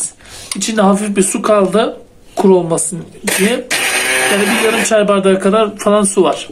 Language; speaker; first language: Turkish; native; Turkish